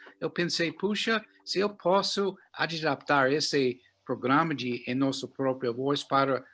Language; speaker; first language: Portuguese; non-native, fluent; English